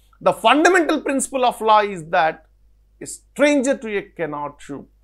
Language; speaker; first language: English; non-native, local second language; Telugu